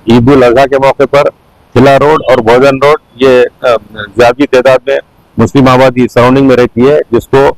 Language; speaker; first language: Urdu; native; Urdu